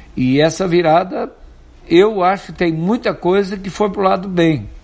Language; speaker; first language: Portuguese; non-native, local second language; German